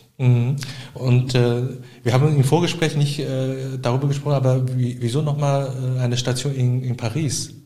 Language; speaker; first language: German; non-native, fluent; Chinese